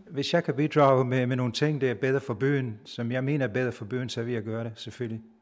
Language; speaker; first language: Danish; non-native, fluent; Italian